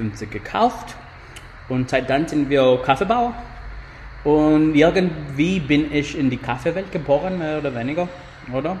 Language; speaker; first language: German; non-native, fluent; Spanish